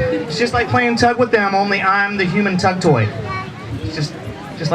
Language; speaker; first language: English; native; English